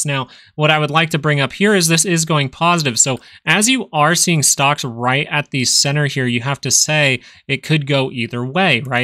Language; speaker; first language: English; native; English